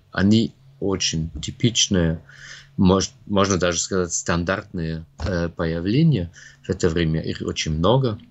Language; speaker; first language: Russian; non-native, fluent; German